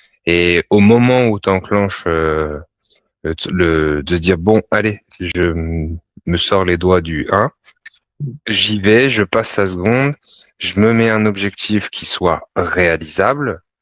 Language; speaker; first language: French; native; French